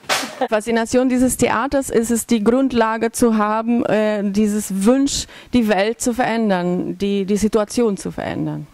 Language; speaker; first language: German; non-native, fluent; Portuguese